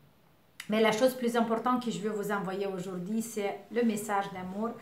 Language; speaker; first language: French; non-native, learner; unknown